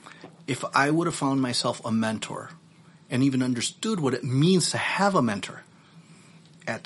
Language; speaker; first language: English; early bilingual, other home language; Filipino